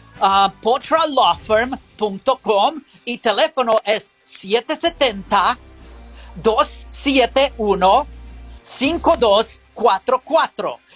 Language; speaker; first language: Spanish; non-native, learner; English